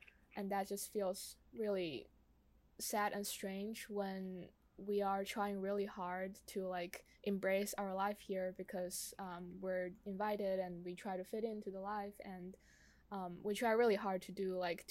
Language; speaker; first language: English; non-native, fluent; Chinese